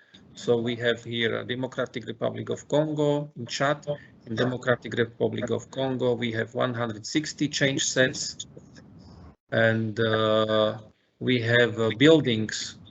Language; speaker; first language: English; non-native, fluent; Slovak